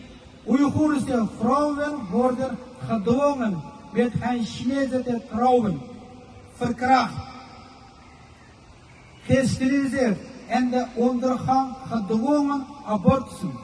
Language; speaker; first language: Dutch; non-native, fluent; Uyghur